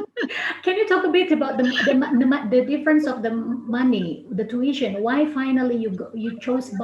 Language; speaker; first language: English; non-native, fluent; Indonesian